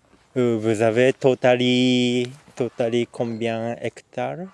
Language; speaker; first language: French; non-native, learner; Japanese